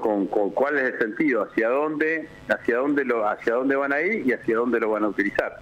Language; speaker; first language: Spanish; native; Spanish